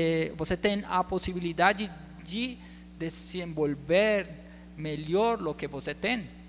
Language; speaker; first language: Portuguese; non-native, learner; Spanish